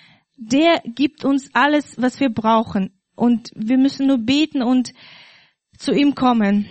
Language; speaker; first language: German; non-native, fluent; Russian